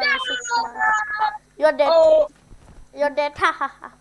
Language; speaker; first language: English; non-native, learner; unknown